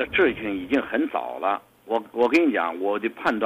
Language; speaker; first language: Chinese; native; Chinese